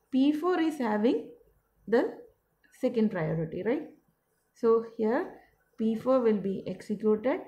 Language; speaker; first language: English; non-native, local second language; Malayalam